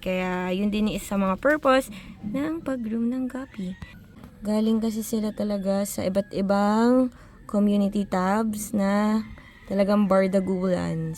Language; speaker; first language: Filipino; native; Filipino